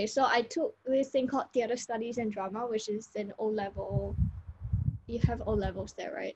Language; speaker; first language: English; native; English